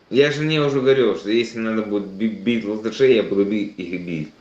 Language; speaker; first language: Russian; native; Russian